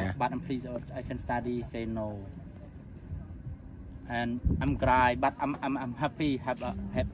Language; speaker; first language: English; non-native, learner; Khmer